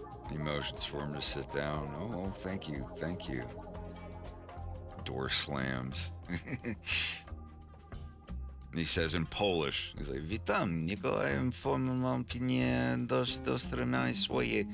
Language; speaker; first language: English; native; English